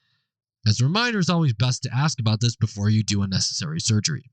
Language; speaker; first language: English; native; English